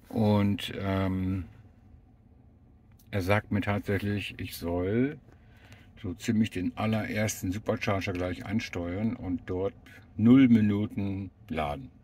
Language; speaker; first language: German; native; German